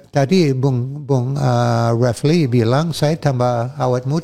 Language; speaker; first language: Indonesian; non-native, fluent; English